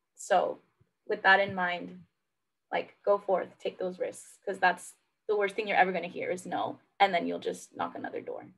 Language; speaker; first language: English; native; English